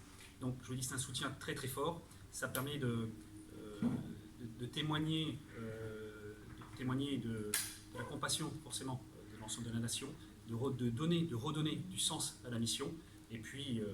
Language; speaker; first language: French; native; French